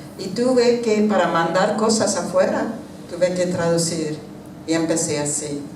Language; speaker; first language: Spanish; non-native, fluent; English